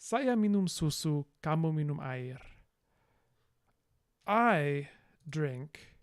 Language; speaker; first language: Indonesian; non-native, learner; English